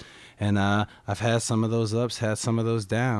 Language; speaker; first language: English; native; English